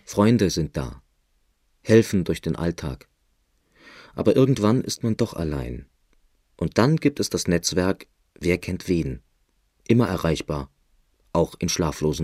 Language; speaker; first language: German; native; German